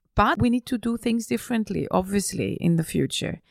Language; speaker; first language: English; non-native, fluent; German